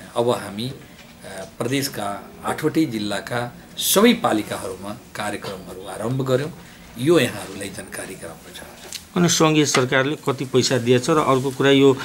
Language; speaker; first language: Nepali; non-native, local second language; Bhojpuri